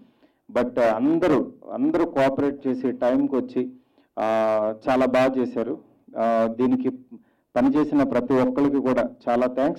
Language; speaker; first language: Telugu; native; Telugu